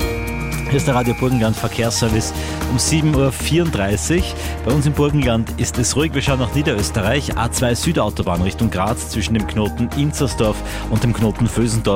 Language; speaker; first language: German; native; German